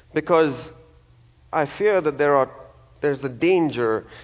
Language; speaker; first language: English; non-native, local second language; Malayalam